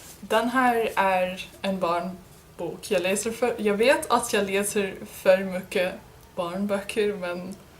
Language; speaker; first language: Swedish; non-native, learner; English